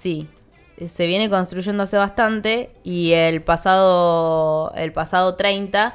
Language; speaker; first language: Spanish; native; Spanish